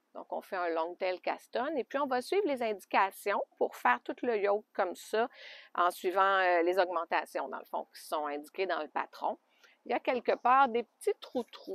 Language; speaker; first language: French; native; French